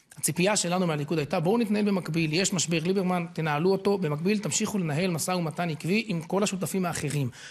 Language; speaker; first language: Hebrew; native; Hebrew